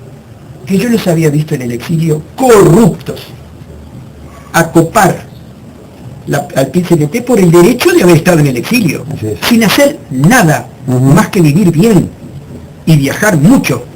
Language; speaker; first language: Spanish; native; Spanish